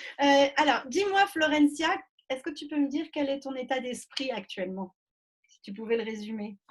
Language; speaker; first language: French; native; French